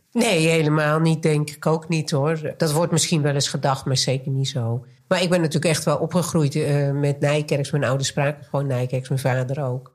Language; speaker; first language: Dutch; native; Dutch